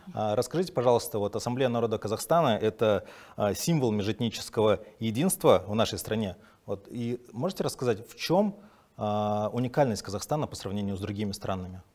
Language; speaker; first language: Russian; native; Russian